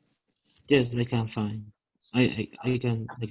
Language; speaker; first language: English; non-native, learner; Spanish